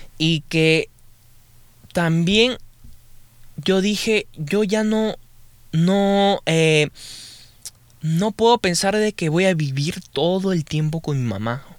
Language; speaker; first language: Spanish; native; Spanish